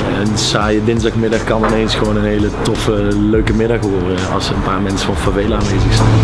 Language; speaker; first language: Dutch; native; Dutch